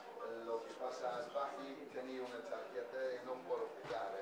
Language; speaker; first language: Spanish; non-native, fluent; English